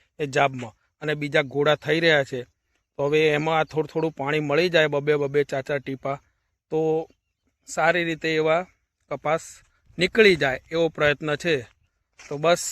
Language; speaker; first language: Gujarati; non-native, local second language; Kachhi